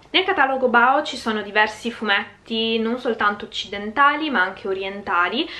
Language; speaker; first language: Italian; early bilingual, other home language; Hungarian